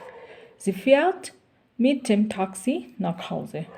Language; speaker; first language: German; non-native, fluent; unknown